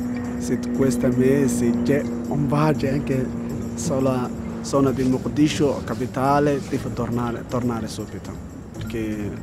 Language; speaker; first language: Italian; non-native, learner; Somali